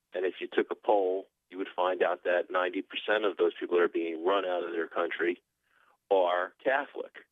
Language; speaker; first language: English; native; English